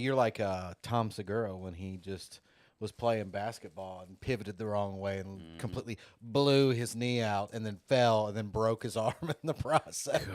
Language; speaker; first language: English; native; English